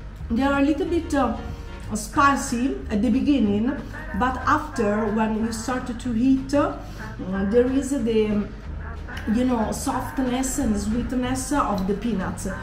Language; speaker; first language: English; non-native, fluent; Italian